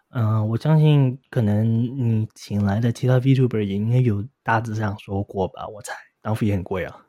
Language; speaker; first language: Chinese; non-native, local second language; Cantonese